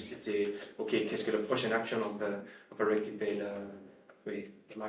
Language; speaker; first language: French; non-native, learner; English